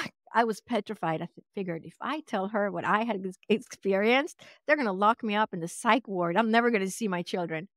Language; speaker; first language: English; non-native, fluent; Swedish